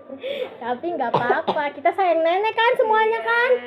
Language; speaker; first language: Indonesian; native; Indonesian